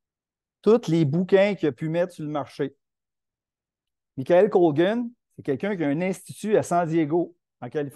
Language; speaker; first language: French; native; French